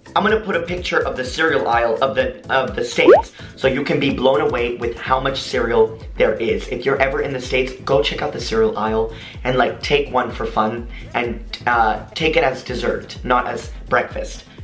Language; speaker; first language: English; native; English